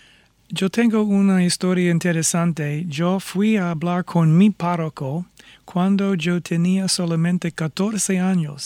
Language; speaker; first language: Spanish; non-native, fluent; English